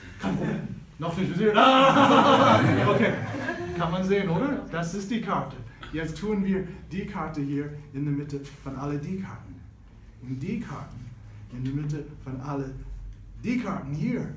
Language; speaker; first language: German; non-native, fluent; English